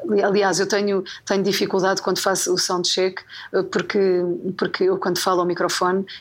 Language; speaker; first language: Portuguese; native; Portuguese